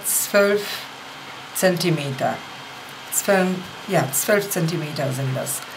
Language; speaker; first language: German; non-native, fluent; Polish